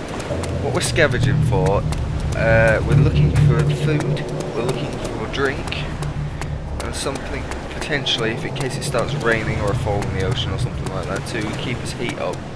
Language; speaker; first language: English; native; English